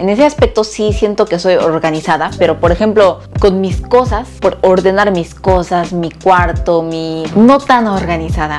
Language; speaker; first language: Spanish; early bilingual, other home language; Korean